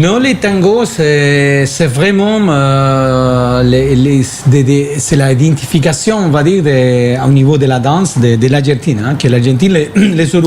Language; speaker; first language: French; non-native, fluent; Spanish